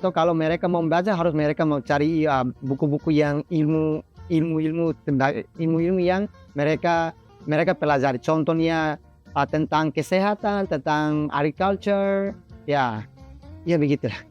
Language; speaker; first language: Indonesian; non-native, fluent; Tetum